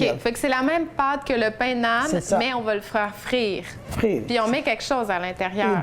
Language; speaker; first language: French; native; French